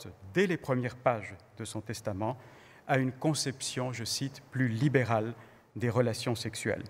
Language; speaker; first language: French; native; French